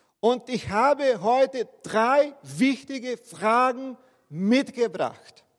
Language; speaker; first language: German; non-native, fluent; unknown